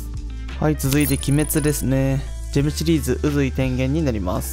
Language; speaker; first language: Japanese; native; Japanese